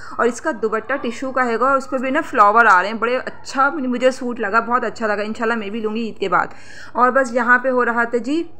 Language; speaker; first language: Hindi; native; Hindi